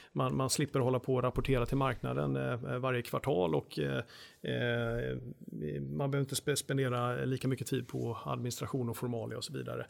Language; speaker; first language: Swedish; native; Swedish